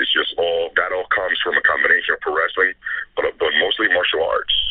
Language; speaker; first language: English; non-native, fluent; Spanish